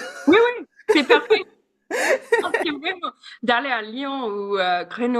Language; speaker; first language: French; non-native, learner; English